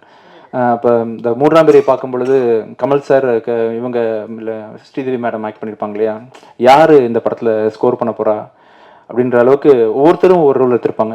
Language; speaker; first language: Tamil; native; Tamil